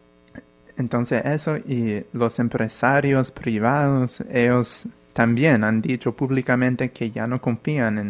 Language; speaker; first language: Spanish; non-native, fluent; English